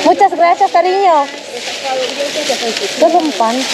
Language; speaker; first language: Spanish; non-native, fluent; Filipino